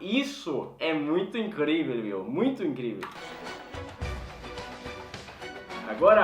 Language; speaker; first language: Portuguese; non-native, fluent; Swedish